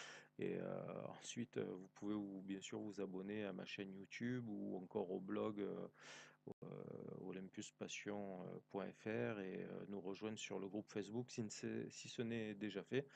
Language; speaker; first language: French; native; French